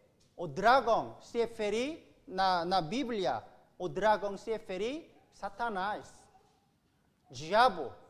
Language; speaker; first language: Portuguese; non-native, learner; Korean